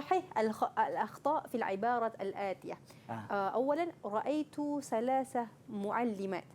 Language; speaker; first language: Arabic; non-native, learner; Malay